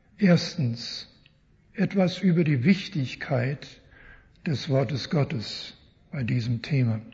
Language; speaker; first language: German; early bilingual, heritage; German